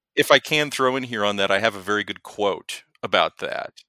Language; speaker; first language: English; native; English